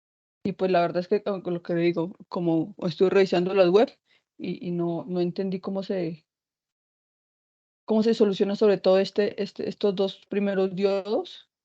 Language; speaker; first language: Spanish; native; Spanish